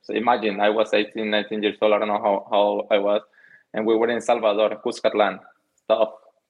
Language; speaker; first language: English; non-native, fluent; Spanish